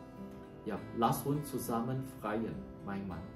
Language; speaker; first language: German; non-native, learner; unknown